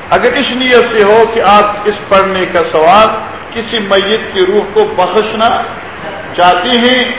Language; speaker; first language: Urdu; non-native, local second language; Northern Hindko